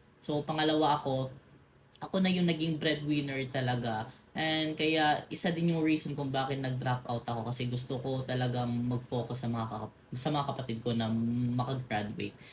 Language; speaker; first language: Filipino; non-native, local second language; Cebuano